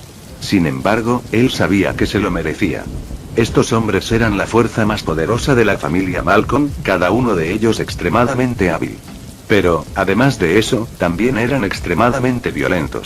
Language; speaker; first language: Spanish; native; Spanish